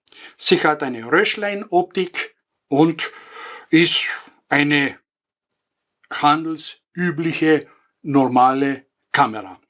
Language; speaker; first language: German; non-native, fluent; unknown